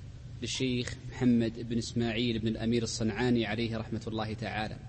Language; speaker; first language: Arabic; native; Arabic